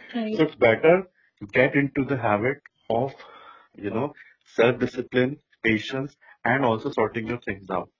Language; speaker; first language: English; non-native, local second language; Hindi